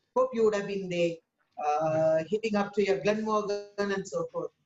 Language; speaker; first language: English; non-native, local second language; Tamil